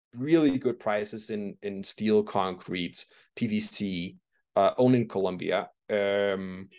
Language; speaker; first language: English; non-native, fluent; Danish